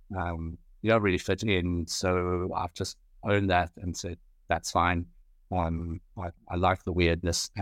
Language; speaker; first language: English; native; English